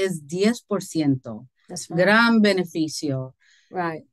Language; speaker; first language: Spanish; non-native, fluent; English